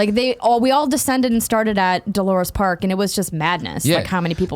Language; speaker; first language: English; native; English